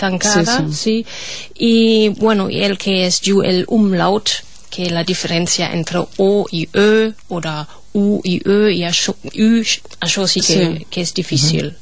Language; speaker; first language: Catalan; non-native, fluent; German